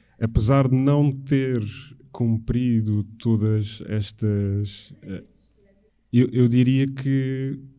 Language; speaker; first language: Portuguese; native; Portuguese